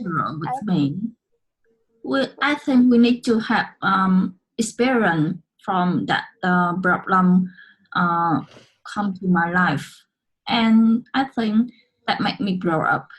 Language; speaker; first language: English; non-native, learner; Vietnamese